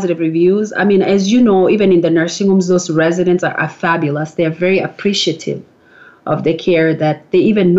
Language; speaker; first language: English; non-native, local second language; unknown